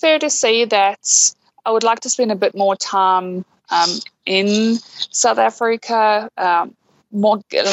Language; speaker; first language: English; native; English